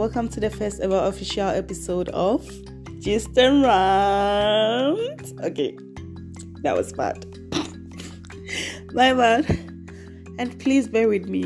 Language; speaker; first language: English; non-native, local second language; Akan